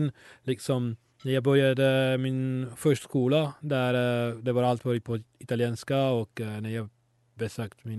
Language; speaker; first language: Swedish; non-native, fluent; Italian